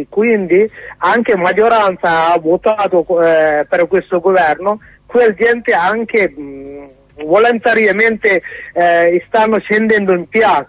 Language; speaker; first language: Italian; non-native, learner; Sinhala